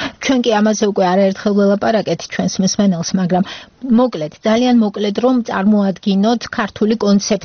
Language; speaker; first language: Georgian; native; Georgian